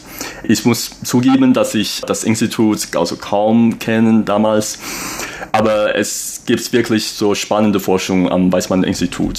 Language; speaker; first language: German; non-native, fluent; Chinese